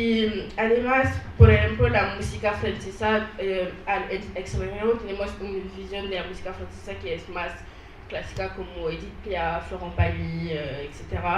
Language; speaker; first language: Spanish; non-native, learner; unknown